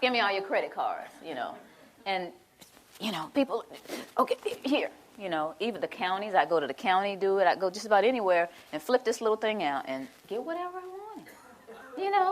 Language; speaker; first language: English; native; English